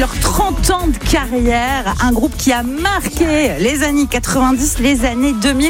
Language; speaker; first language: French; native; French